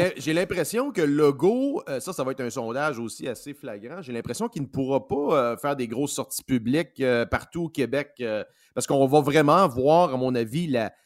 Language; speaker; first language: French; native; French